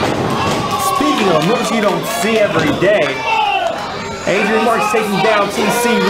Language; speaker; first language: English; native; English